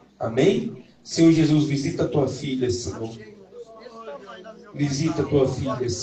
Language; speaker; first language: Portuguese; native; Portuguese